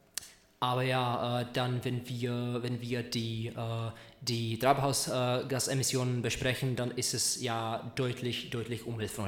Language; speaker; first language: German; non-native, learner; Czech